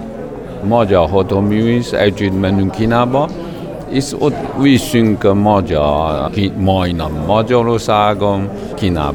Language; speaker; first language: Hungarian; non-native, learner; Chinese